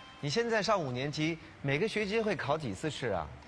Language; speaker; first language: Chinese; native; Chinese